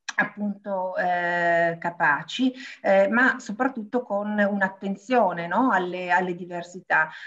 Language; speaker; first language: Italian; non-native, fluent; Arabic